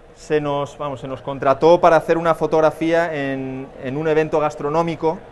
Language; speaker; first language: Spanish; native; Spanish